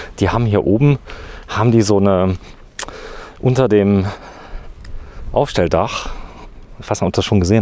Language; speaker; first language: German; native; German